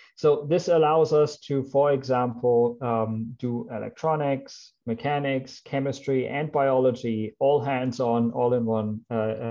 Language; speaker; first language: English; non-native, fluent; German